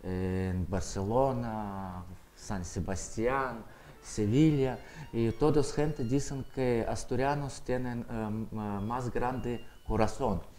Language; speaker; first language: Spanish; non-native, learner; Russian